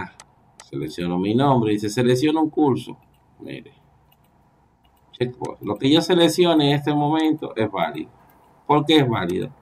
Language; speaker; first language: Spanish; native; Spanish